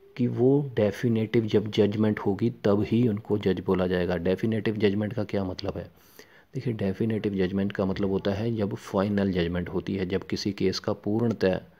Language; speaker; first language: Hindi; non-native, local second language; Punjabi